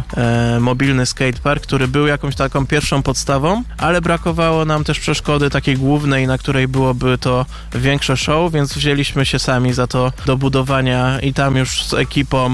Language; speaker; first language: Polish; native; Polish